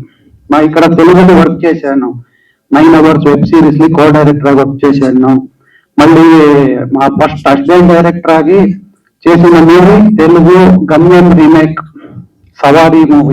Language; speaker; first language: Telugu; non-native, learner; Kannada